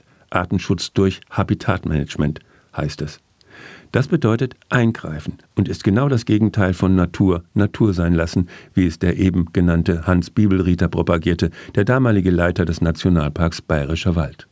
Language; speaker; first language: German; native; German